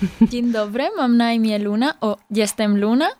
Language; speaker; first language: Polish; non-native, learner; Spanish